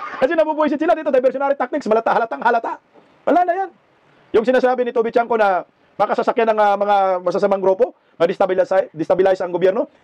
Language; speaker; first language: Filipino; non-native, local second language; Cebuano